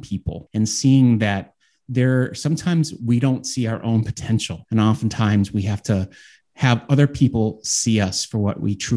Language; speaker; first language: English; native; English